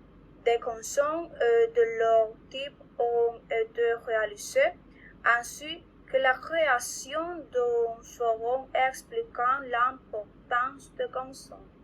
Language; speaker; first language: French; non-native, learner; Spanish